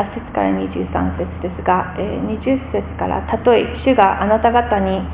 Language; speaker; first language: Japanese; non-native, fluent; English